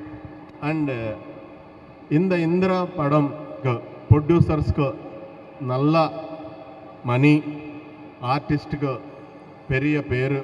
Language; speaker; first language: Tamil; non-native, learner; Telugu